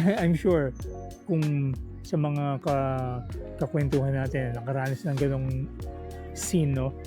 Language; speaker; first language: Filipino; native; Filipino